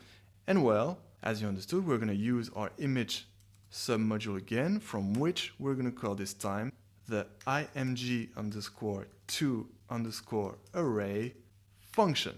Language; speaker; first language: English; non-native, fluent; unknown